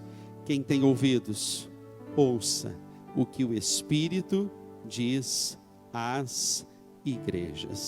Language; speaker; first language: Portuguese; native; Portuguese